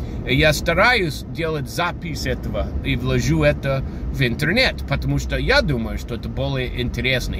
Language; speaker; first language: Russian; non-native, fluent; English